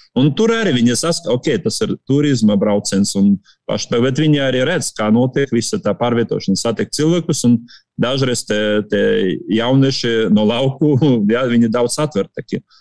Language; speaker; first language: Latvian; non-native, local second language; Russian